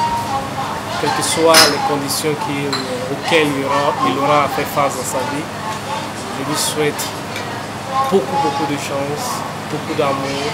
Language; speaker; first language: French; non-native, fluent; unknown